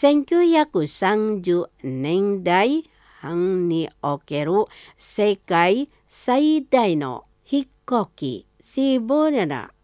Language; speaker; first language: Japanese; non-native, fluent; Indonesian